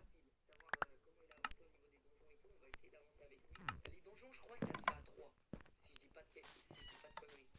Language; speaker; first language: French; native; French